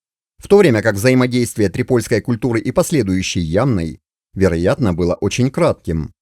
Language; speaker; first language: Russian; native; Russian